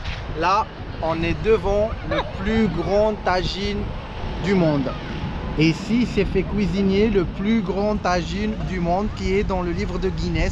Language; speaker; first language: French; native; French